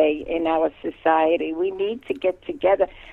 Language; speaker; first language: English; native; English